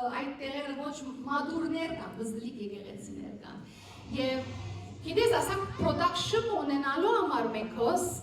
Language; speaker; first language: Armenian; early bilingual, heritage; Armenian